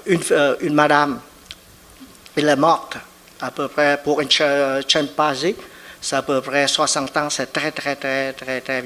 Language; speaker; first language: French; non-native, fluent; Vietnamese